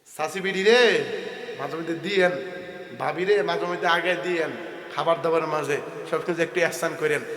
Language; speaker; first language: Bangla; non-native, local second language; Sylheti